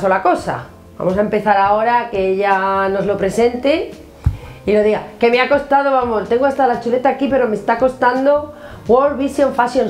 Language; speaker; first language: Spanish; native; Spanish